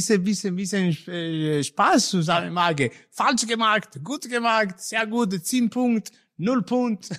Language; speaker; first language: German; non-native, learner; Italian